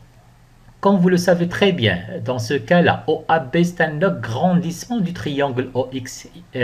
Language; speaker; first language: French; non-native, local second language; Arabic